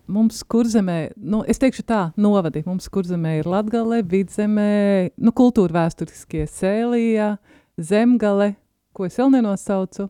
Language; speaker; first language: Latvian; native; Latvian